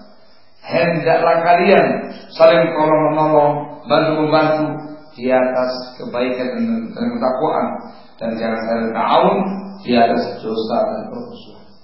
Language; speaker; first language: Indonesian; native; Indonesian